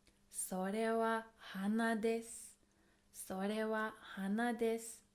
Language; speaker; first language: Japanese; non-native, fluent; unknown